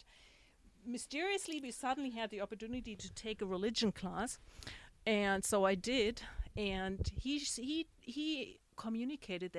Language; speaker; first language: English; non-native, fluent; German